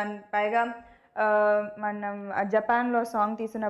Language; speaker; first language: Telugu; non-native, fluent; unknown